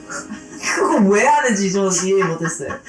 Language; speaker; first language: Korean; non-native, learner; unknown